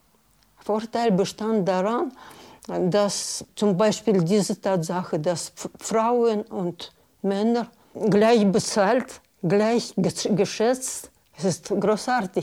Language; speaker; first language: German; non-native, learner; Russian